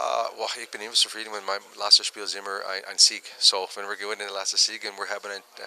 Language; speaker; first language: German; non-native, learner; English